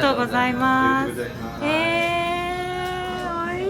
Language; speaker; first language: Japanese; native; Japanese